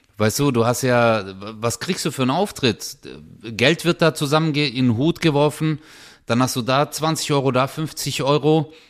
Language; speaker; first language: German; early bilingual, other home language; Turkish